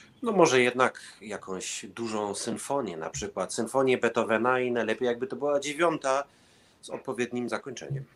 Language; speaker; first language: Polish; early bilingual, heritage; Polish